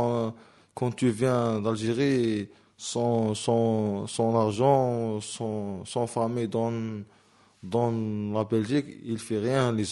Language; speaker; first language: French; non-native, learner; Arabic